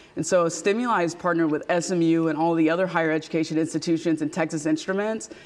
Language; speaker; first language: English; native; English